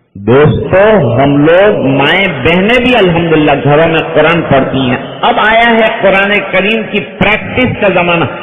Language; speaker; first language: Urdu; non-native, local second language; Gujarati